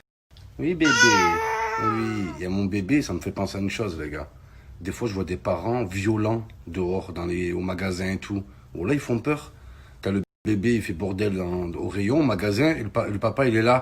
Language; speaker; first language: French; native; French